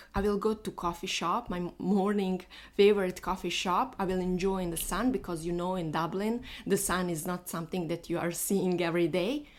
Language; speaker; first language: English; non-native, fluent; Bosnian